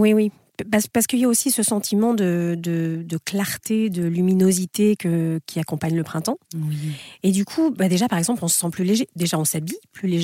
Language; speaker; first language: French; native; French